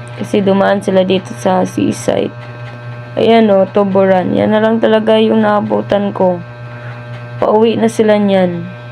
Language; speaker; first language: Filipino; non-native, local second language; Cebuano